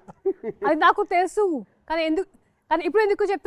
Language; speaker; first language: Telugu; non-native, fluent; Hindi